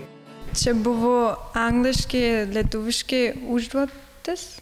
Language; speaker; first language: Lithuanian; non-native, learner; German